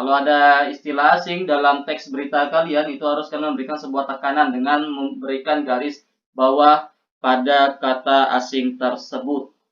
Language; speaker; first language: Indonesian; native; Indonesian